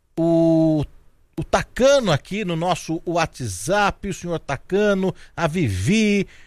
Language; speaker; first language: Portuguese; native; Portuguese